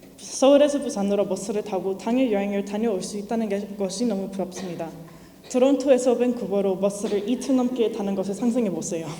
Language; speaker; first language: Korean; non-native, fluent; English